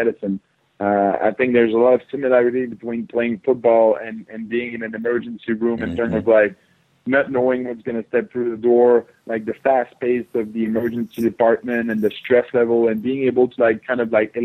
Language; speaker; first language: English; non-native, fluent; French